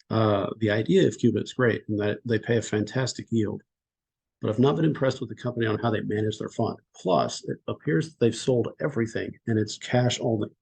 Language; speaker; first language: English; native; English